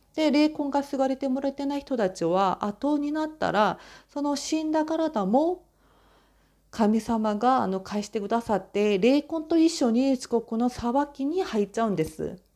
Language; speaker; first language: Japanese; non-native, fluent; Korean